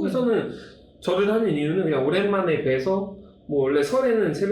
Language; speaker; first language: Korean; native; Korean